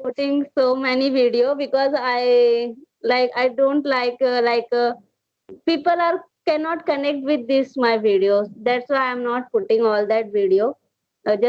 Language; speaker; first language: English; non-native, learner; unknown